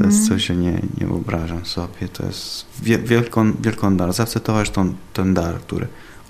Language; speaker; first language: Polish; non-native, learner; Italian